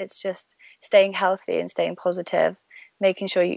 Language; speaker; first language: English; native; English